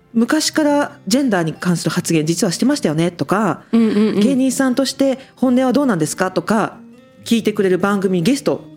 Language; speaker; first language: Japanese; native; Japanese